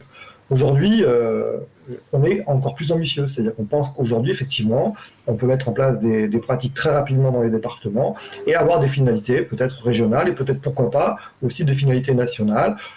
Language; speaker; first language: French; native; French